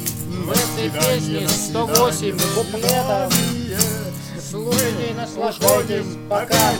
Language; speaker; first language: Russian; native; Russian